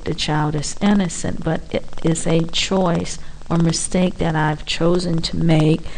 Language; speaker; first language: English; native; English